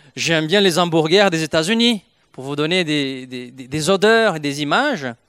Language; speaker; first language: French; non-native, fluent; Portuguese